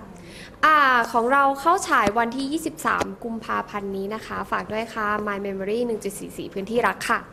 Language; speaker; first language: Thai; native; Thai